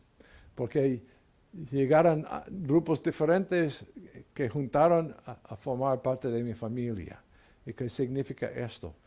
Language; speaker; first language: Spanish; non-native, learner; English